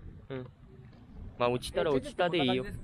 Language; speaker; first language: Japanese; native; Japanese